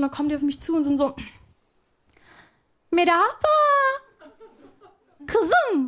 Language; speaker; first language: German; early bilingual, other home language; Arabic